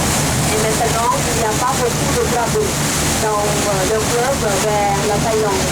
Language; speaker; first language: French; non-native, learner; Thai